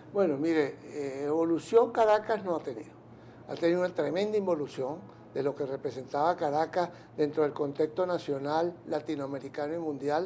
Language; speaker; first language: Spanish; native; Spanish